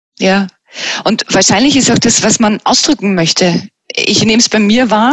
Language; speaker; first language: German; native; German